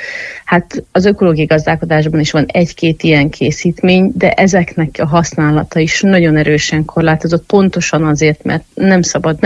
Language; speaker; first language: Hungarian; native; Hungarian